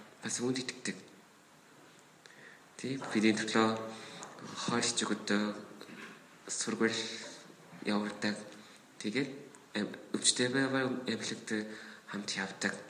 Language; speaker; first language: Mongolian; non-native, fluent; Korean